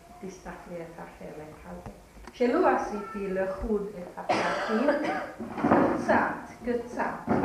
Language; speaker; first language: Hebrew; non-native, fluent; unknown